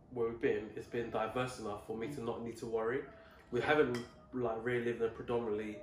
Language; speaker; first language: English; native; English